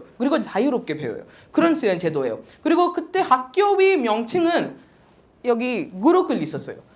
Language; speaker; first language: Korean; non-native, fluent; Odia